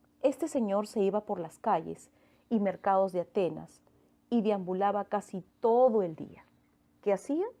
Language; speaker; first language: Spanish; native; Spanish